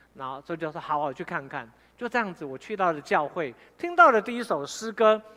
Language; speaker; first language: Chinese; native; Chinese